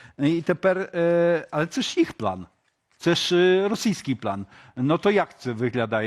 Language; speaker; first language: Polish; non-native, learner; Ukrainian